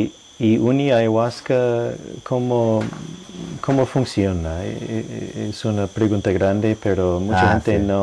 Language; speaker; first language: Spanish; non-native, fluent; English